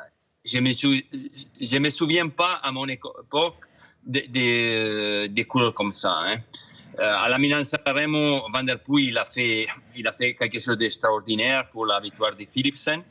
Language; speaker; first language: French; non-native, fluent; Italian